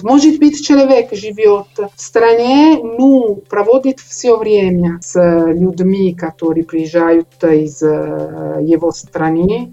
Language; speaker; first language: Russian; non-native, learner; Italian